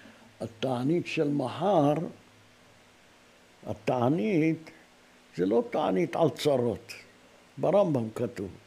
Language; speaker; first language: Hebrew; non-native, fluent; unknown